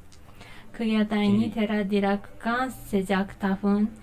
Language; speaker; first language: Indonesian; non-native, learner; Japanese